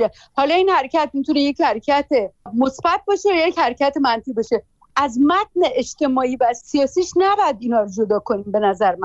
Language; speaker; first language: Persian; native; Persian